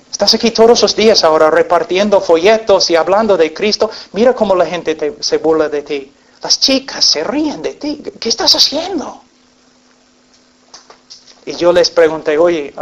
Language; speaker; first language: Spanish; non-native, fluent; English